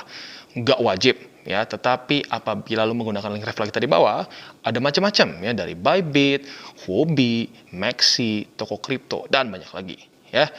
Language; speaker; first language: Indonesian; native; Indonesian